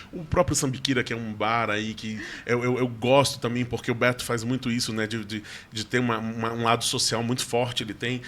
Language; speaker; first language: Portuguese; native; Portuguese